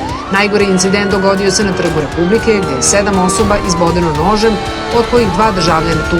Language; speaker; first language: Bosnian; native; Bosnian